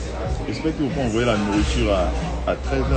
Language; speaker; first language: French; non-native, local second language; Baoulé